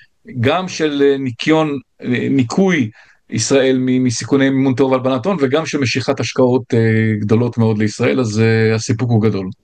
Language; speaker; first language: Hebrew; native; Hebrew